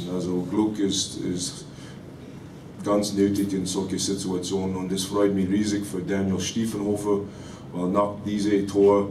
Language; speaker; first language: German; non-native, fluent; English